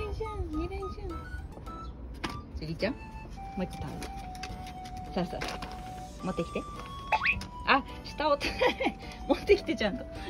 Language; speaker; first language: Japanese; native; Japanese